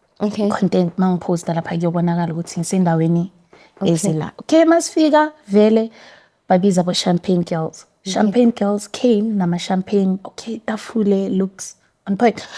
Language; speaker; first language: Zulu; native; Zulu